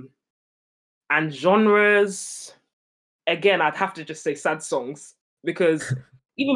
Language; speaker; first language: English; native; English